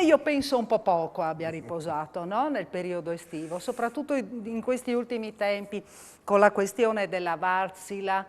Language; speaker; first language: Italian; native; Italian